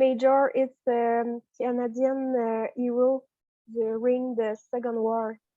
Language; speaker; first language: English; non-native, learner; French